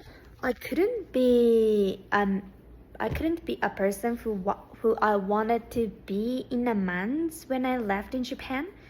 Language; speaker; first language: English; non-native, fluent; Japanese